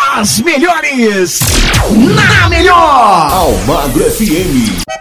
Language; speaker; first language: Portuguese; native; Portuguese